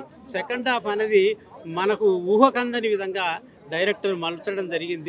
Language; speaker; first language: Telugu; native; Telugu